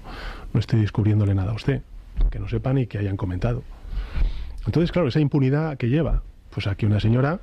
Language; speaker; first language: Spanish; native; Spanish